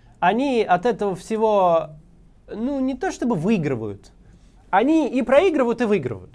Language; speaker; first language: Russian; native; Russian